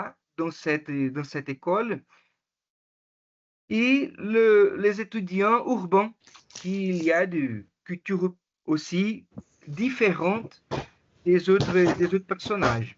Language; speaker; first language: French; non-native, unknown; Portuguese